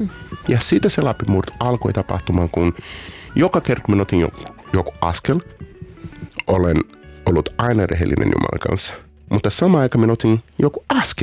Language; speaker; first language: Finnish; non-native, learner; Portuguese